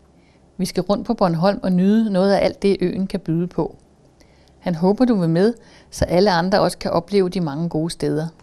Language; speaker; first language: Danish; native; Danish